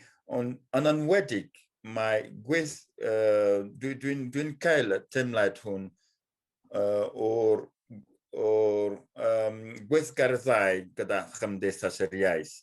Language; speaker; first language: Welsh; non-native, fluent; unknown